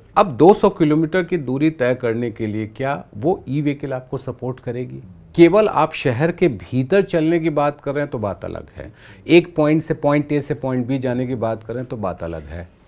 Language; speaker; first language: Hindi; native; Hindi